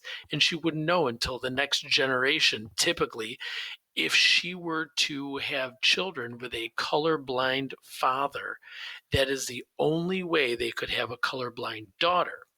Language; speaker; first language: English; native; English